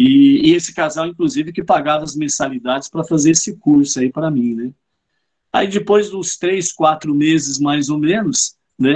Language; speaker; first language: Portuguese; native; Portuguese